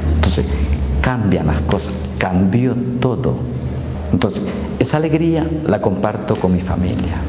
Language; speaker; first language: Spanish; native; Spanish